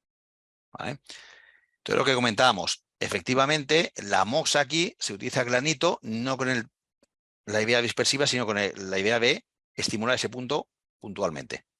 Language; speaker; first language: Spanish; native; Spanish